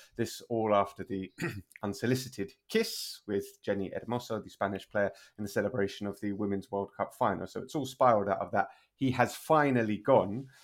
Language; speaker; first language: English; native; English